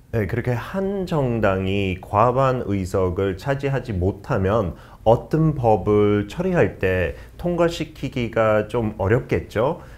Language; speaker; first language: Korean; non-native, fluent; English